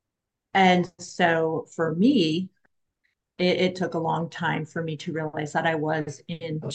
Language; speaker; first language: English; native; English